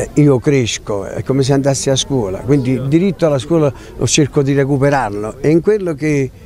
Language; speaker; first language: Italian; native; Italian